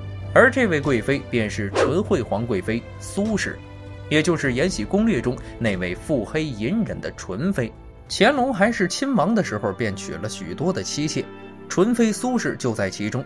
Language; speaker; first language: Chinese; native; Chinese